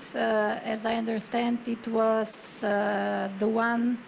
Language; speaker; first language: English; non-native, fluent; Slovenian